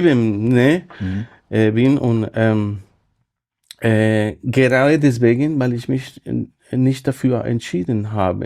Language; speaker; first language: German; non-native, fluent; Spanish